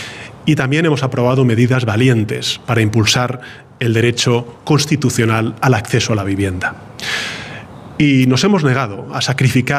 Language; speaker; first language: Spanish; native; Spanish